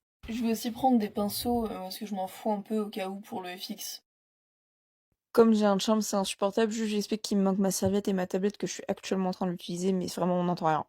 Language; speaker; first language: French; native; French